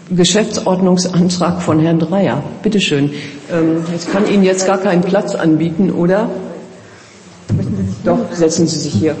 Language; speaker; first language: German; native; German